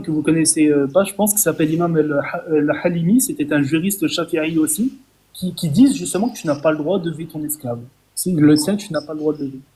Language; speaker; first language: French; native; French